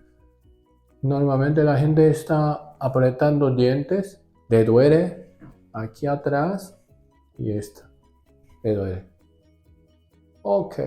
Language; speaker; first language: Spanish; non-native, learner; Japanese